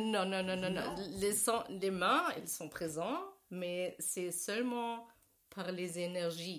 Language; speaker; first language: French; non-native, learner; German